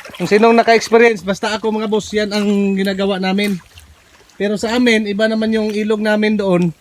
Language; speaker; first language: Filipino; non-native, local second language; Cebuano